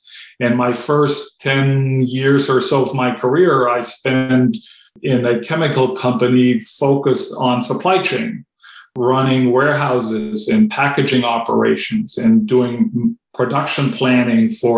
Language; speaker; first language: English; non-native, fluent; German